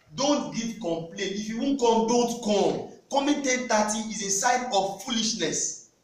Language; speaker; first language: English; non-native, local second language; Yoruba